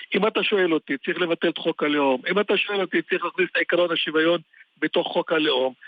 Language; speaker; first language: Hebrew; non-native, local second language; Arabic